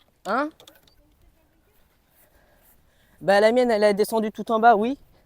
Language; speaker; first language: French; native; French